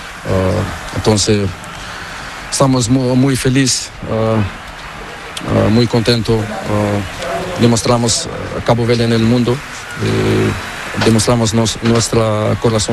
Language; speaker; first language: Spanish; non-native, learner; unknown